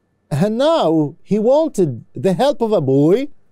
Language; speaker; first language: English; non-native, fluent; Arabic